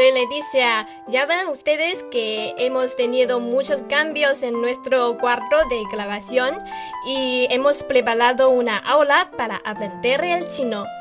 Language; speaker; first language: Spanish; non-native, fluent; Chinese